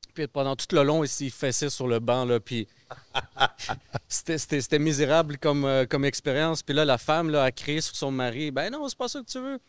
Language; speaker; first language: French; early bilingual, other home language; Russian